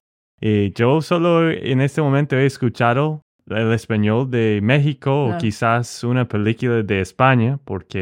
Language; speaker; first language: Spanish; non-native, fluent; English